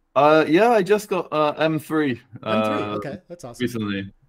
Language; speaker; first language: English; native; English